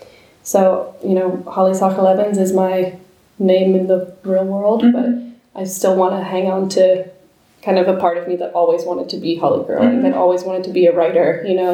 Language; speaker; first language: English; native; English